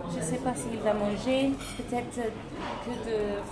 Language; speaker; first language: French; non-native, learner; English